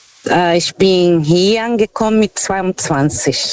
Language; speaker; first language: German; non-native, fluent; Portuguese